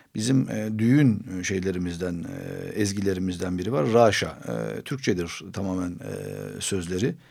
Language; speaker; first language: Turkish; non-native, local second language; Armenian